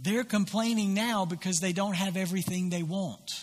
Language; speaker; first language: English; native; English